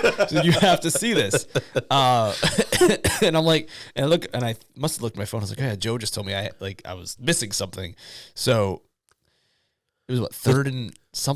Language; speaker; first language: English; native; English